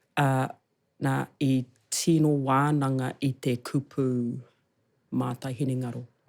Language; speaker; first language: Māori; non-native, local second language; English